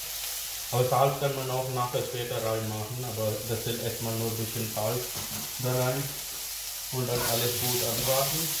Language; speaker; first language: German; non-native, learner; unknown